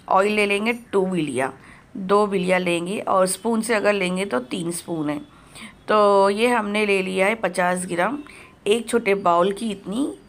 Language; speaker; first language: Hindi; native; Hindi